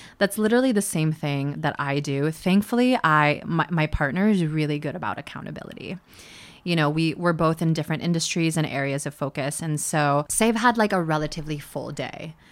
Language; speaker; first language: English; early bilingual, other home language; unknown